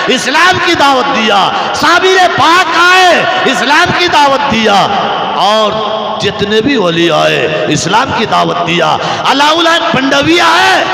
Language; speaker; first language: Urdu; non-native, local second language; Bangla